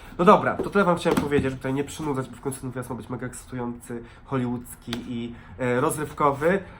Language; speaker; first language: Polish; native; Polish